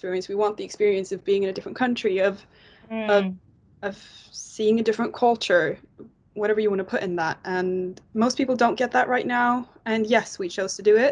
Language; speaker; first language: English; non-native, fluent; Norwegian